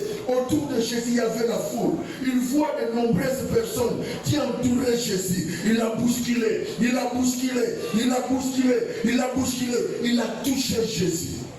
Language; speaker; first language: French; non-native, local second language; Lingala